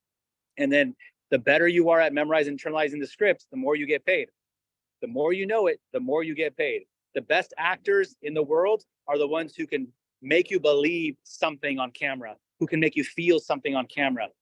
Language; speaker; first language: English; native; English